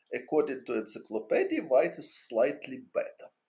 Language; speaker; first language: English; non-native, fluent; Ukrainian